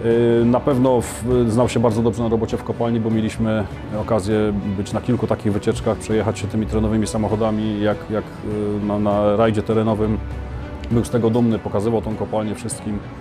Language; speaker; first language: Polish; native; Polish